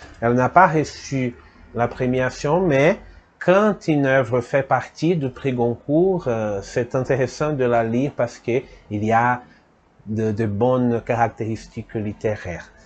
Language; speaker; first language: French; non-native, fluent; Portuguese